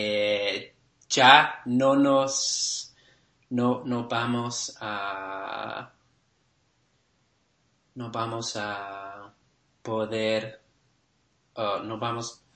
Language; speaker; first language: Spanish; non-native, learner; English